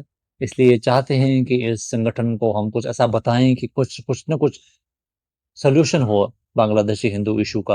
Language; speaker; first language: Hindi; native; Hindi